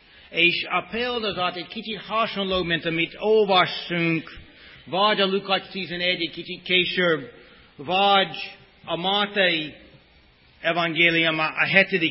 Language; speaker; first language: Hungarian; non-native, fluent; English